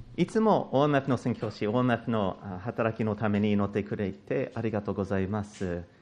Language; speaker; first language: Japanese; non-native, fluent; English